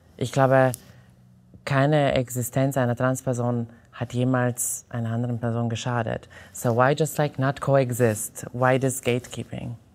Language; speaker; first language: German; non-native, fluent; Serbian